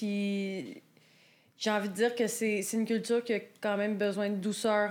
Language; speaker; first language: French; native; French